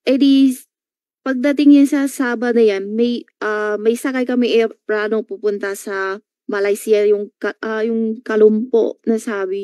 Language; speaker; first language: Filipino; non-native, learner; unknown